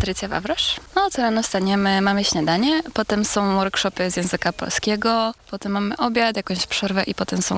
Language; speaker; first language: Polish; non-native, local second language; Czech